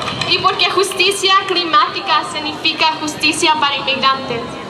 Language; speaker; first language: Spanish; native; Spanish